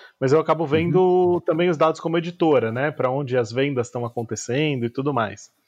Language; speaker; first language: Portuguese; native; Portuguese